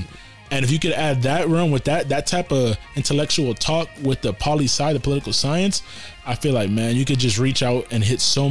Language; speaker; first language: English; native; English